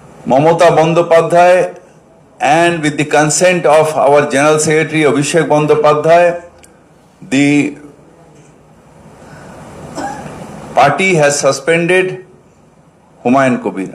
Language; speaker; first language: English; non-native, local second language; Bangla